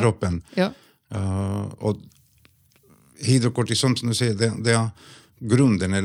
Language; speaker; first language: Swedish; non-native, fluent; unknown